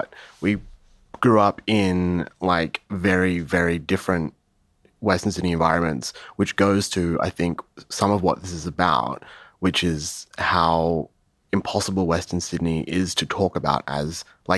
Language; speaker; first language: English; native; English